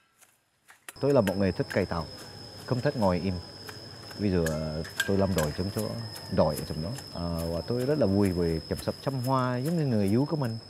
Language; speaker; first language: Vietnamese; non-native, fluent; Malay